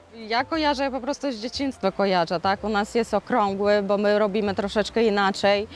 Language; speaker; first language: Polish; non-native, fluent; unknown